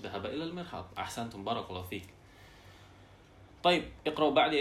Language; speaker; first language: Arabic; non-native, fluent; Indonesian